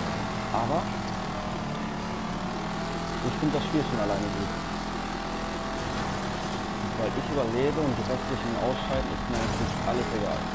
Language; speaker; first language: German; native; German